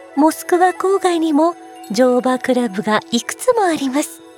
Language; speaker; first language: Japanese; native; Japanese